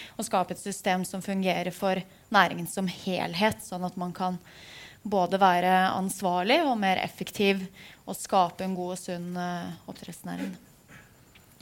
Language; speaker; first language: Norwegian; native; Norwegian